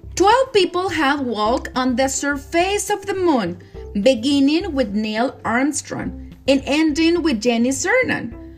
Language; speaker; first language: English; non-native, learner; Spanish